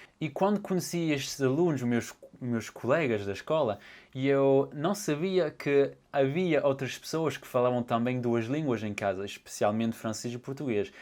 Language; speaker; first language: Portuguese; early bilingual, heritage; Portuguese